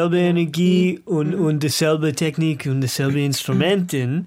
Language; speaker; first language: German; non-native, learner; English